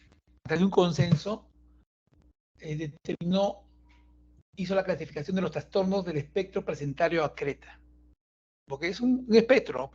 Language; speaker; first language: Spanish; native; Spanish